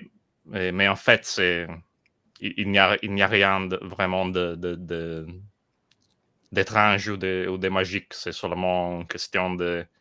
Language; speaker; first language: French; non-native, learner; Italian